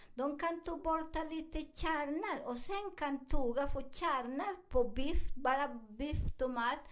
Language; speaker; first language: Swedish; non-native, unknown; Spanish